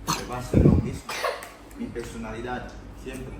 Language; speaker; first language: Spanish; native; Spanish